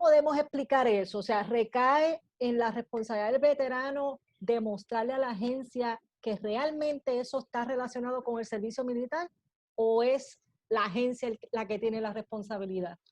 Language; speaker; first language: Spanish; native; Spanish